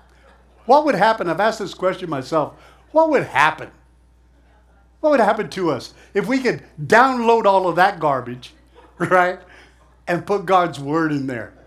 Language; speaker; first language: English; native; English